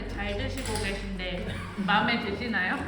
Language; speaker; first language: Korean; native; Korean